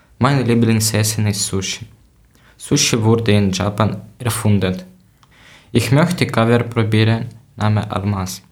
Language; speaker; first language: German; non-native, learner; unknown